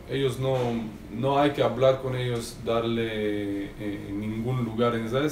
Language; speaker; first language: Spanish; non-native, learner; Hebrew